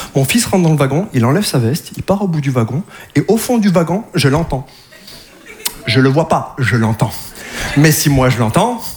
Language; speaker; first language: French; native; French